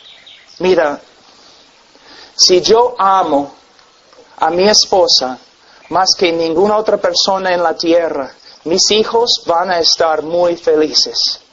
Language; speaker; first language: Spanish; non-native, fluent; English